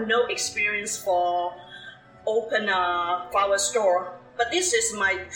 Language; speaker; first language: English; non-native, local second language; Cantonese